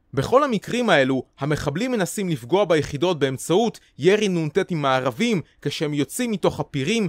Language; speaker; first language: Hebrew; native; Hebrew